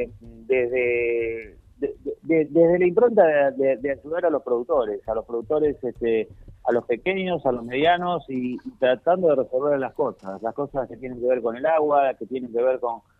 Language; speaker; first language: Spanish; native; Spanish